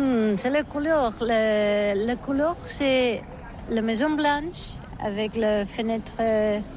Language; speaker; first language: French; non-native, learner; Catalan